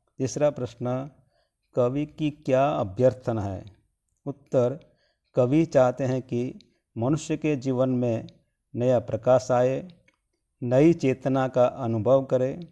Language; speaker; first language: Hindi; non-native, local second language; Gujarati